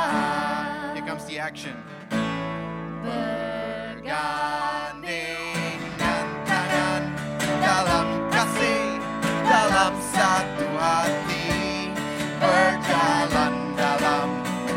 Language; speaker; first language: English; non-native, local second language; Malay